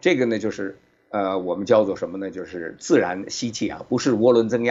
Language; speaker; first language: Chinese; native; Chinese